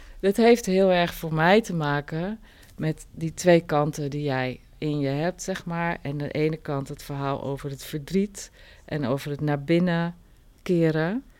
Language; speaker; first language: Dutch; native; Dutch